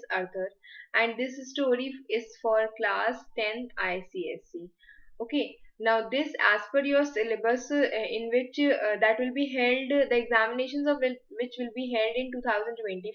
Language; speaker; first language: English; non-native, local second language; Hindi